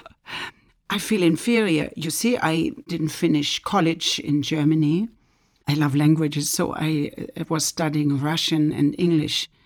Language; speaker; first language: English; non-native, fluent; German